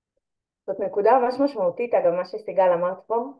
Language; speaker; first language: Hebrew; native; Hebrew